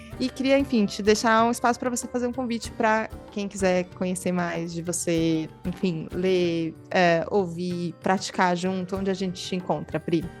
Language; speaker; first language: Portuguese; native; Portuguese